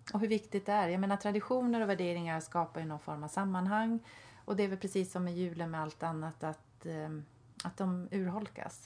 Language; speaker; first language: Swedish; native; Swedish